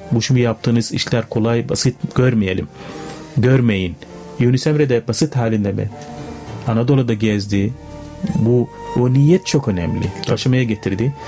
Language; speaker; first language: Turkish; non-native, fluent; Arabic